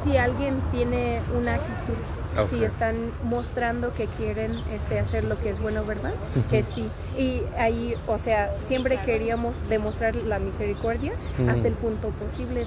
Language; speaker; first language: Spanish; non-native, fluent; English